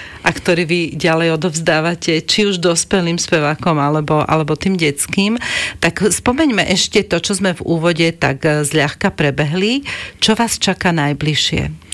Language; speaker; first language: Slovak; native; Slovak